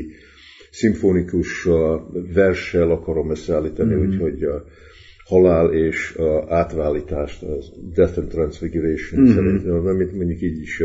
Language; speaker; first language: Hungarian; early bilingual, heritage; Hungarian